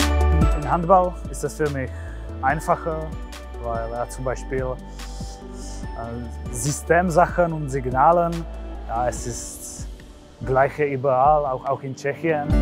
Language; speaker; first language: German; non-native, learner; Czech